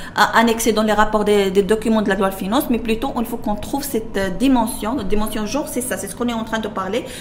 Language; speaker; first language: French; non-native, local second language; Arabic